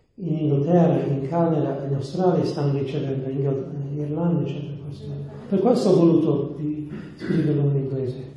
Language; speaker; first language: Italian; non-native, fluent; English